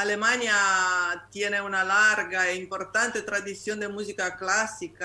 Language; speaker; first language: Spanish; non-native, learner; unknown